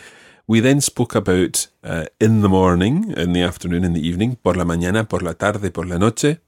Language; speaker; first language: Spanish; non-native, fluent; English